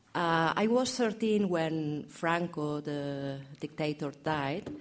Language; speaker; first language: English; non-native, learner; Catalan